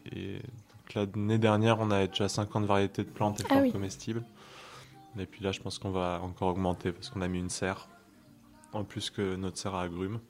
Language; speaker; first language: French; native; French